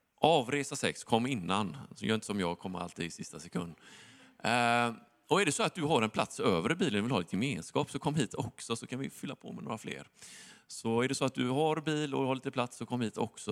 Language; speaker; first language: Swedish; native; Swedish